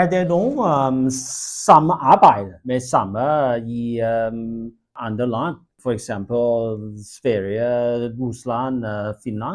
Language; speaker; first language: Norwegian; non-native, learner; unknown